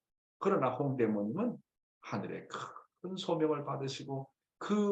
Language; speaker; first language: Korean; native; Korean